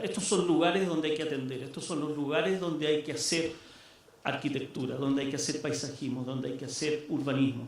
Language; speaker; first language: Spanish; native; Spanish